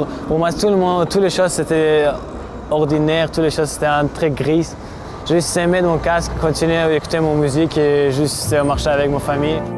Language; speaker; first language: French; non-native, learner; Tajik